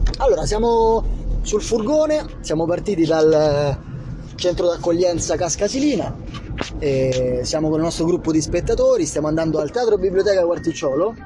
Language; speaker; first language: Italian; native; Italian